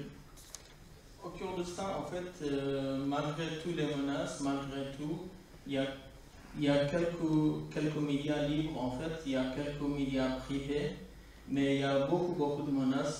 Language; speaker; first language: French; non-native, fluent; Kurdish